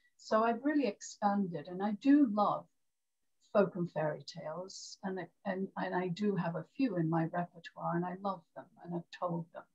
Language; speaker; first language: English; native; English